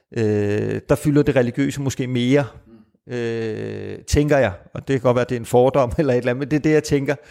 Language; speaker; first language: Danish; native; Danish